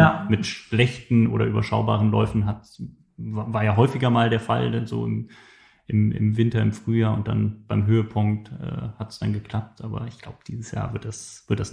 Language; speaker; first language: German; native; German